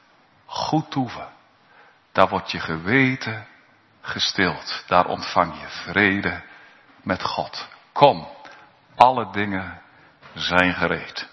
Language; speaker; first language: Dutch; native; Dutch